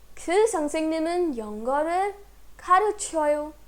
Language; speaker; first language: Korean; non-native, fluent; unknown